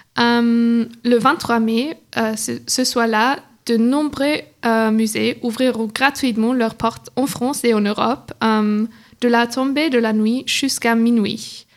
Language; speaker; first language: French; non-native, fluent; German